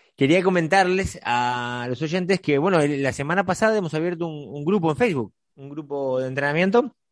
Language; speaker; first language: Spanish; native; Spanish